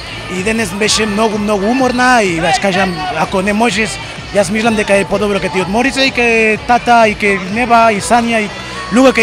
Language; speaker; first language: Macedonian; non-native, learner; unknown